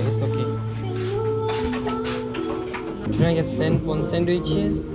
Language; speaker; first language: English; non-native, learner; Korean